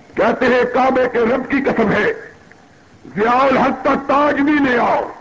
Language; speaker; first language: Urdu; non-native, local second language; Punjabi